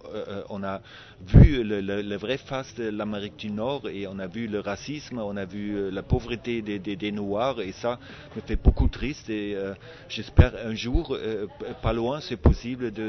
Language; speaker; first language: French; non-native, fluent; German